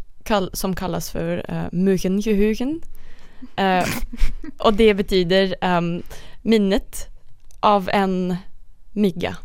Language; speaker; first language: Swedish; non-native, learner; Dutch